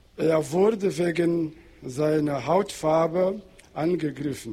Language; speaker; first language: German; non-native, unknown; Portuguese